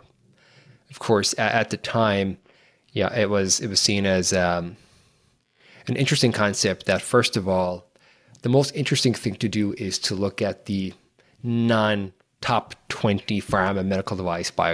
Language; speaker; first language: English; native; English